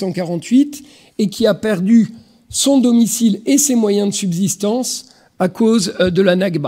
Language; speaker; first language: French; native; French